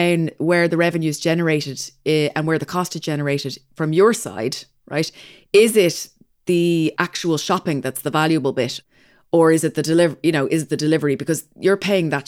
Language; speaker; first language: English; native; English